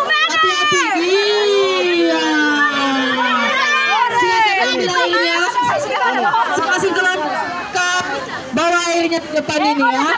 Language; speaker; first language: Indonesian; non-native, local second language; Nias